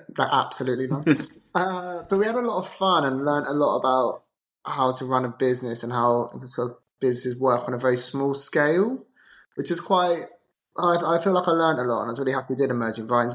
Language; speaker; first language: English; native; English